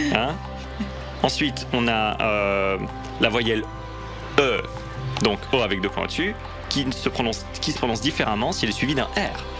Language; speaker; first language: French; native; French